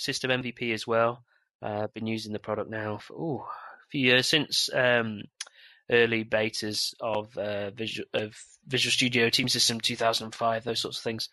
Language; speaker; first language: English; native; English